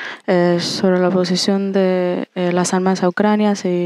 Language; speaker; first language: Spanish; non-native, fluent; English